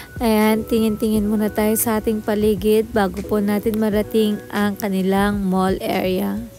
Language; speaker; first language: Filipino; native; Filipino